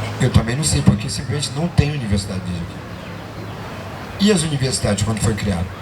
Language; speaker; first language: Portuguese; non-native, local second language; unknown